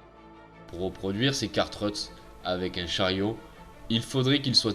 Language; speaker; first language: French; native; French